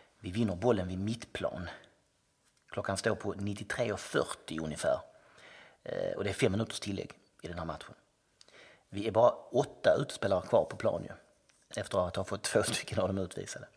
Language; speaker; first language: Swedish; native; Swedish